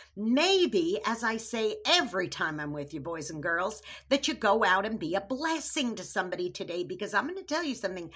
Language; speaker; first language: English; native; English